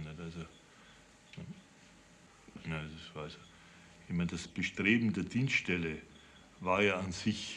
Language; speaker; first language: German; native; German